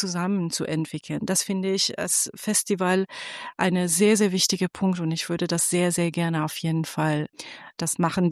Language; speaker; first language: German; non-native, fluent; Persian